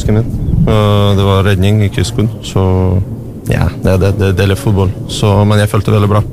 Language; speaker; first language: Norwegian; non-native, learner; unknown